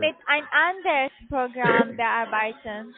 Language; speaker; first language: German; non-native, learner; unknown